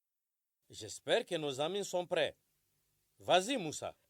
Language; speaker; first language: French; non-native, local second language; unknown